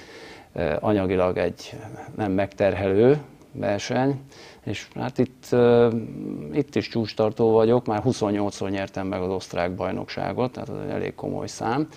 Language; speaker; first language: Hungarian; native; Hungarian